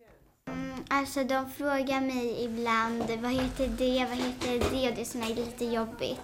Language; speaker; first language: Swedish; early bilingual, heritage; Swedish